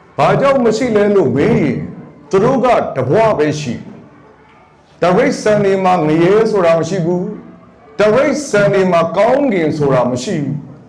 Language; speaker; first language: Burmese; non-native, local second language; Karen languages